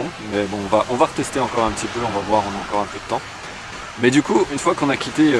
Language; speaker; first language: French; native; French